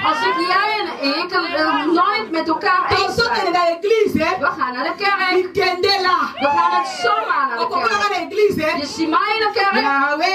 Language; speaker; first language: Dutch; non-native, fluent; Lingala